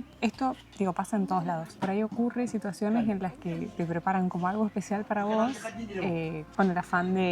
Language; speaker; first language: Spanish; native; Spanish